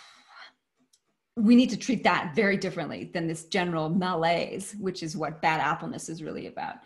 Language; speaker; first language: English; native; English